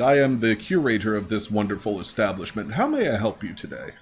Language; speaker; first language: English; native; English